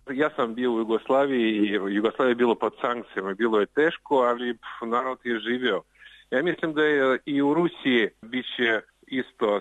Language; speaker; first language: Serbian; non-native, fluent; Russian